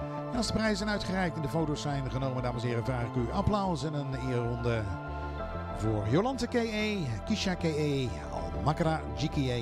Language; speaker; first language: Dutch; native; Dutch